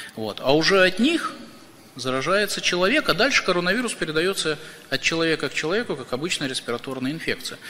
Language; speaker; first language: Russian; native; Russian